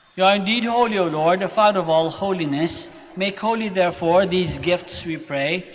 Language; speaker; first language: English; non-native, local second language; Filipino